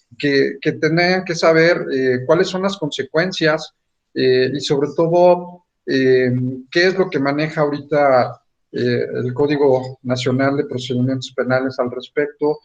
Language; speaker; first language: Spanish; native; Spanish